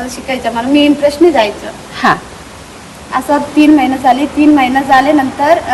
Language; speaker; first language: Marathi; non-native, local second language; Telugu